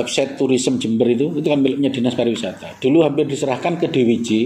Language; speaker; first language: Indonesian; native; Indonesian